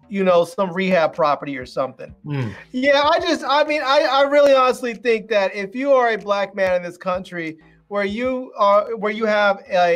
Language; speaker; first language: English; native; English